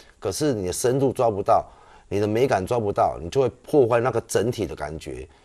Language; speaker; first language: Chinese; native; Chinese